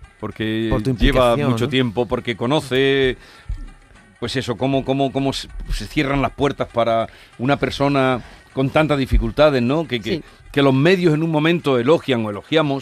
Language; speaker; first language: Spanish; native; Spanish